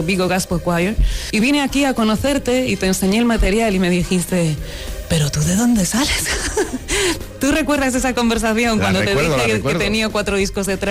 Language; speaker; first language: Spanish; non-native, local second language; Galician